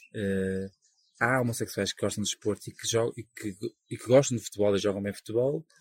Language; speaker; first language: Portuguese; native; Portuguese